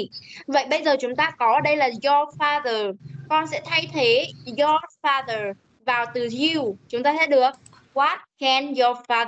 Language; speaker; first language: Vietnamese; native; Vietnamese